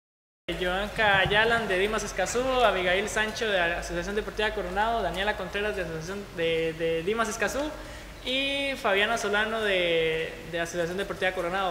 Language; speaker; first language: Spanish; native; Spanish